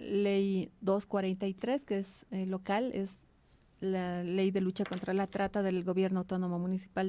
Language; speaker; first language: Spanish; native; Spanish